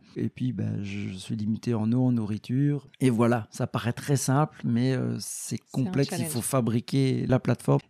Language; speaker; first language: French; native; French